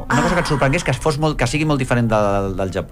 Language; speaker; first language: Catalan; native; Catalan